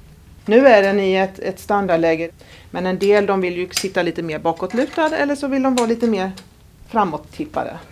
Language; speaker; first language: Swedish; native; Swedish